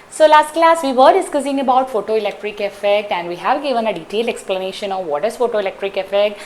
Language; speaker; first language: English; non-native, local second language; Malayalam